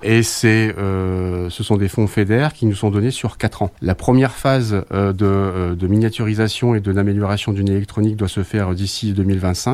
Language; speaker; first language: French; native; French